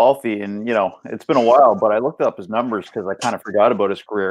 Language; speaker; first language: English; native; English